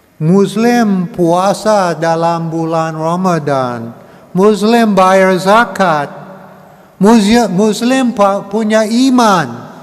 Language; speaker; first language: Indonesian; non-native, learner; English